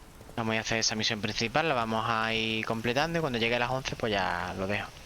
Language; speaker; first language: Spanish; native; Spanish